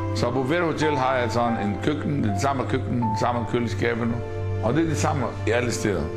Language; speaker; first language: Danish; non-native, fluent; Arabic